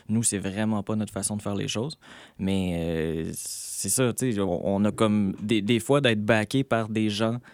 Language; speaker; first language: French; native; French